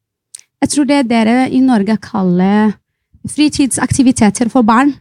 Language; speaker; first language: Norwegian; non-native, fluent; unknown